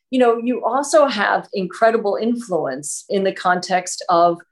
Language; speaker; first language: English; native; English